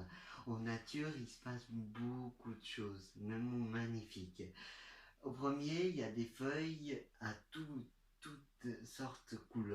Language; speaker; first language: French; non-native, learner; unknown